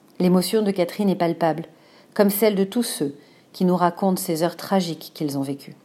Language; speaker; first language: French; native; French